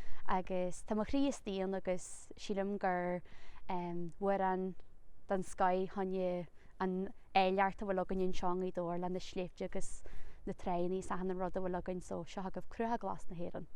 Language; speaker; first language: Irish; native; Irish